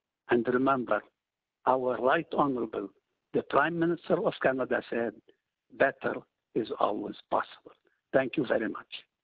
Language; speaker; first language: English; non-native, fluent; Arabic